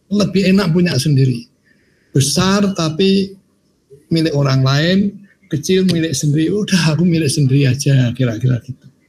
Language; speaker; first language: Indonesian; non-native, local second language; Javanese